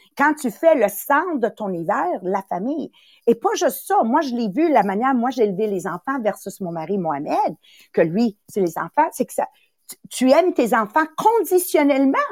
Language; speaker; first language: French; early bilingual, other home language; Italian